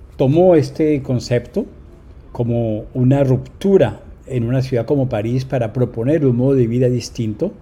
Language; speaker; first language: Spanish; native; Spanish